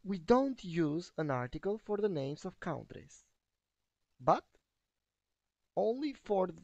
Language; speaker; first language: English; non-native, fluent; Albanian